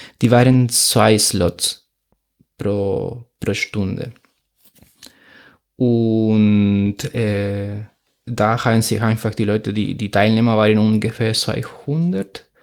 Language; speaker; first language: German; non-native, fluent; Spanish